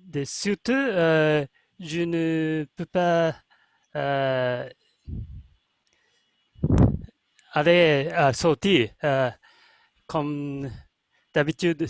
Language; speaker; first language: French; non-native, learner; Russian